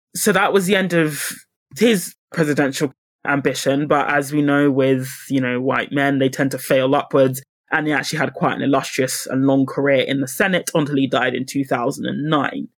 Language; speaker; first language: English; native; English